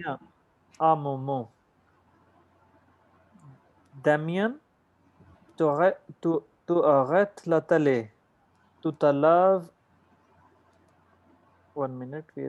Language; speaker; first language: French; non-native, learner; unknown